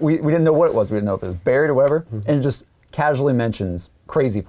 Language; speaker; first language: English; native; English